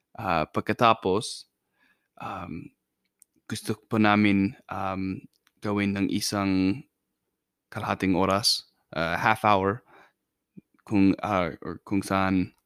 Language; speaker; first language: Filipino; non-native, fluent; English